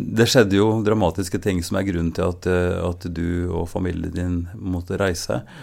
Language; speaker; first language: Norwegian; native; Norwegian